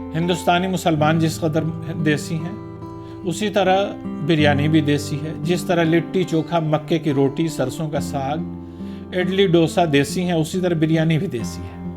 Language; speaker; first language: Urdu; native; Urdu